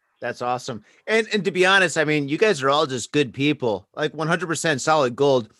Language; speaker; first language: English; native; English